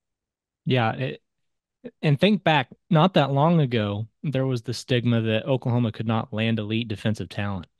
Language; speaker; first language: English; native; English